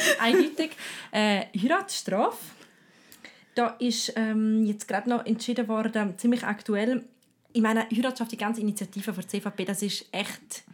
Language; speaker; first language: German; native; German